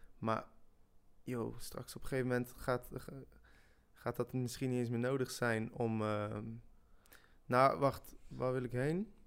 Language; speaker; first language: Dutch; early bilingual, other home language; French